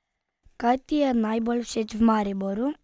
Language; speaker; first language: Slovenian; non-native, learner; Arabic